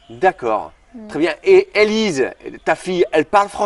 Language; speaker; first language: French; native; French